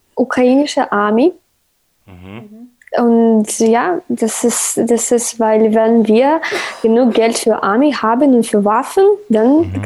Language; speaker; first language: German; non-native, learner; Ukrainian